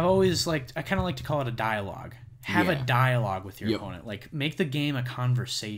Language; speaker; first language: English; native; English